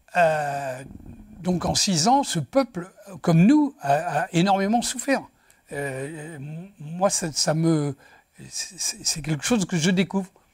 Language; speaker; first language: French; native; French